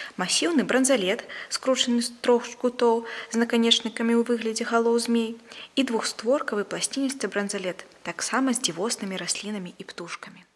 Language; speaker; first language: Belarusian; non-native, local second language; Russian